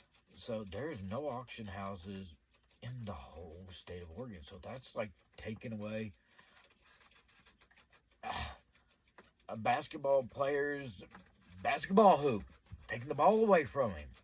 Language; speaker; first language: English; native; English